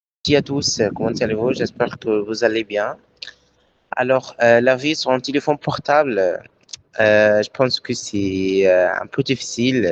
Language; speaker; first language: French; non-native, learner; Arabic